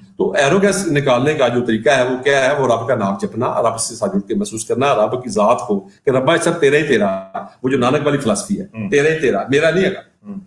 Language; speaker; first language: Urdu; non-native, local second language; Punjabi